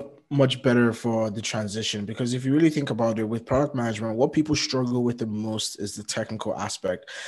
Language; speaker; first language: English; non-native, local second language; Yoruba